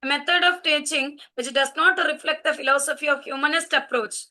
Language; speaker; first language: English; non-native, local second language; Malayalam